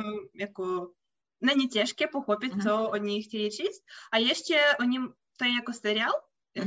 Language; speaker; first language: Czech; non-native, learner; Russian